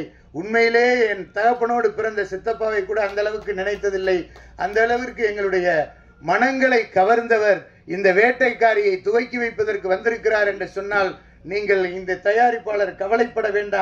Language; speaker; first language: Tamil; native; Tamil